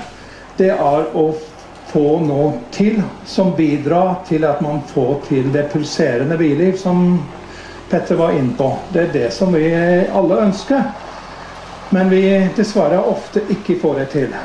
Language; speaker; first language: Norwegian; non-native, fluent; English